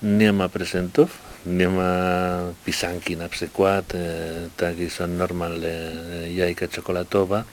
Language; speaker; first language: Polish; non-native, learner; Spanish